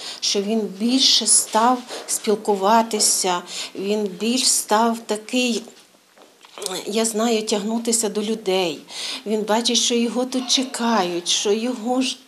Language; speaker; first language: Ukrainian; native; Ukrainian